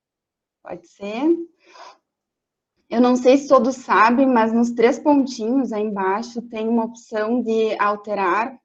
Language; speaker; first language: Portuguese; native; Portuguese